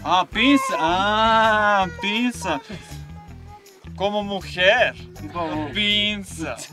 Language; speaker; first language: Spanish; non-native, learner; Serbian